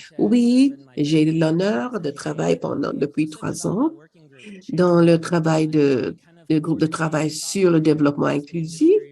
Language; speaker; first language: French; non-native, fluent; English